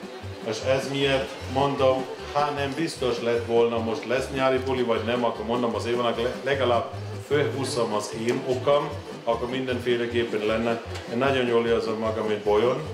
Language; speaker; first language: Hungarian; non-native, learner; German